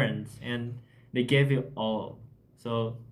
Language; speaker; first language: English; non-native, learner; Chinese